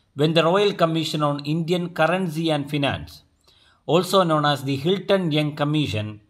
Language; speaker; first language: English; non-native, local second language; Malayalam